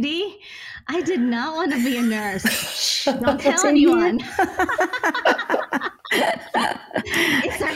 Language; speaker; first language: English; non-native, local second language; Hiligaynon